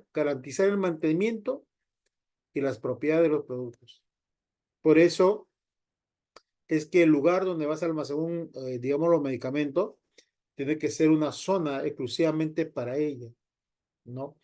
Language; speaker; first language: Spanish; native; Spanish